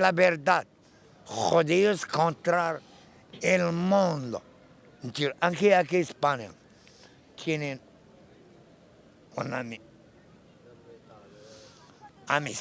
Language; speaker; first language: Spanish; non-native, learner; Arabic